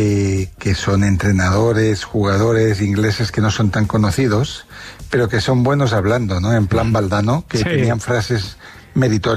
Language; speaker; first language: Spanish; native; Spanish